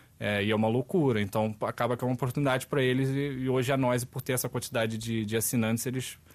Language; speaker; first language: Portuguese; native; Portuguese